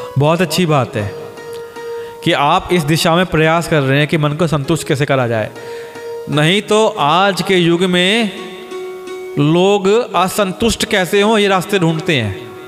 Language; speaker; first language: Hindi; native; Hindi